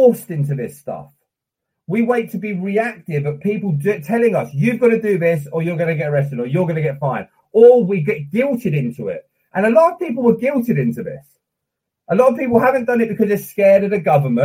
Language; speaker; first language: English; native; English